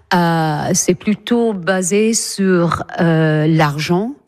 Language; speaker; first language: French; non-native, fluent; English